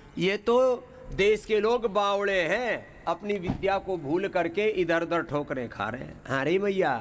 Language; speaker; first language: Hindi; native; Hindi